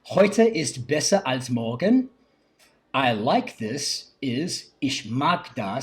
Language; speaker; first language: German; non-native, learner; English